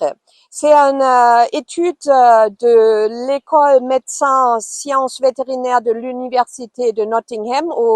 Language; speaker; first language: French; non-native, fluent; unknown